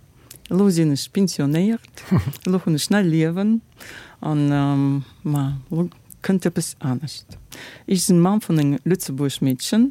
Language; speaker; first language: German; non-native, learner; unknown